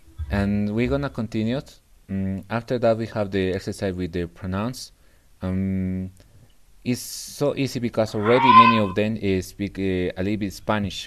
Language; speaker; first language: English; non-native, fluent; Spanish